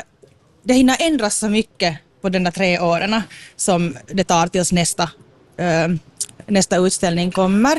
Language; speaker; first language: Swedish; native; Swedish